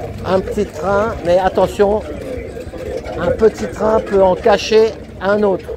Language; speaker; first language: French; native; French